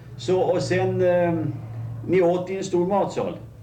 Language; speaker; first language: Swedish; native; Swedish